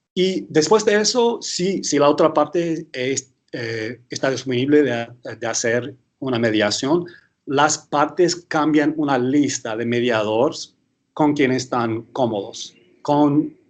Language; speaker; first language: Spanish; early bilingual, heritage; English